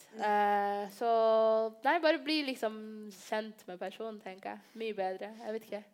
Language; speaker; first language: Norwegian; early bilingual, other home language; Somali